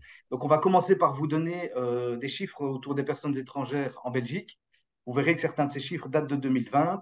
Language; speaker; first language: French; native; French